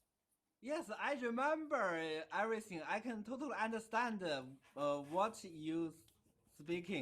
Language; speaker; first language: English; non-native, learner; Chinese